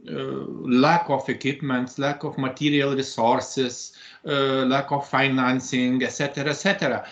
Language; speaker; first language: English; non-native, fluent; Lithuanian